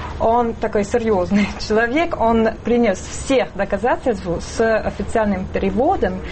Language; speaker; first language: Russian; non-native, fluent; French